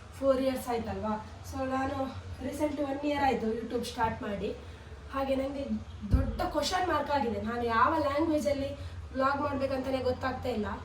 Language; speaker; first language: Kannada; non-native, local second language; Tulu